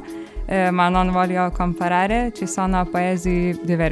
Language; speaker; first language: Italian; non-native, learner; Lithuanian